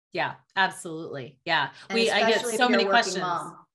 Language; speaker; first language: English; native; English